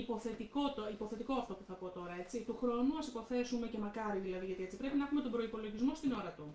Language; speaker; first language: Greek; native; Greek